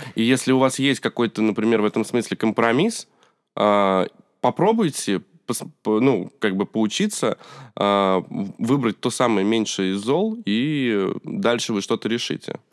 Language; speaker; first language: Russian; native; Russian